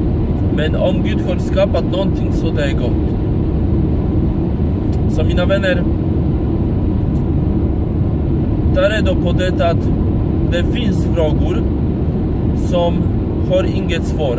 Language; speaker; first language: Swedish; non-native, fluent; Polish